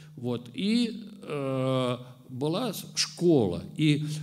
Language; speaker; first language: Russian; native; Russian